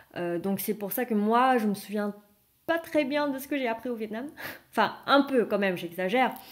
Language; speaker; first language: French; non-native, fluent; Vietnamese